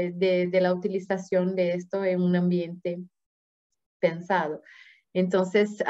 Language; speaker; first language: Spanish; non-native, fluent; Portuguese